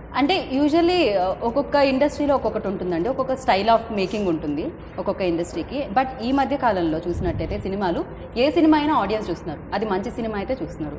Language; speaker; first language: Telugu; native; Telugu